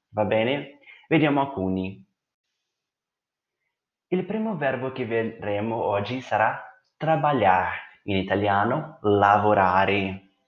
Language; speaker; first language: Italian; non-native, fluent; Portuguese